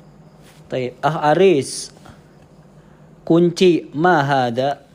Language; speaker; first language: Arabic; non-native, fluent; Indonesian